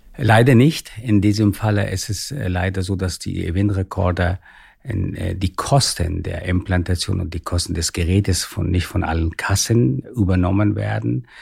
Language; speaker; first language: German; non-native, fluent; Persian